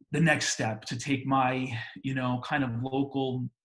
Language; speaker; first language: English; native; English